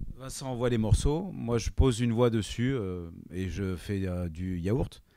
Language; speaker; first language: French; native; French